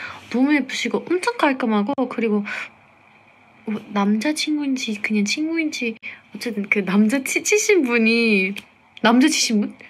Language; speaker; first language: Korean; non-native, fluent; English